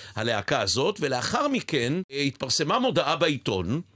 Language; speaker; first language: Hebrew; native; Hebrew